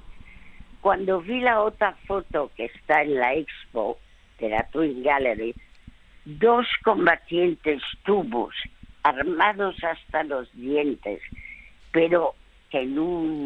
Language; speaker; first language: Spanish; early bilingual, other home language; French